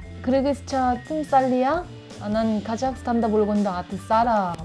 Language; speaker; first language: Kyrgyz; non-native, fluent; Korean